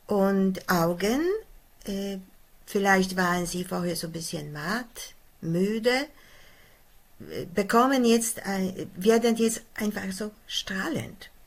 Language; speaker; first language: German; non-native, fluent; Polish